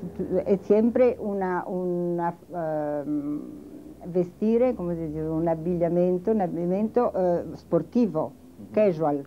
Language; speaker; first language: Spanish; non-native, learner; Italian